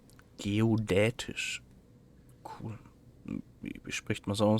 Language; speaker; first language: German; native; German